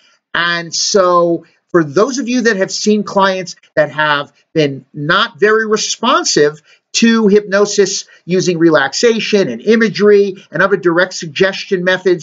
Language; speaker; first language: English; native; English